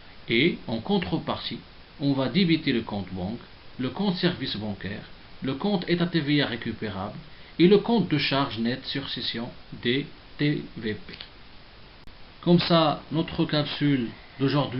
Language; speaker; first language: French; non-native, local second language; Arabic